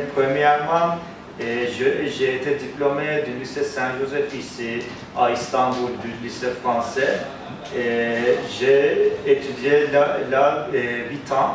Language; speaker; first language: French; non-native, fluent; Turkish